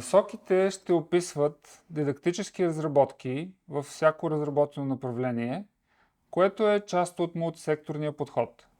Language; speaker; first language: Bulgarian; native; Bulgarian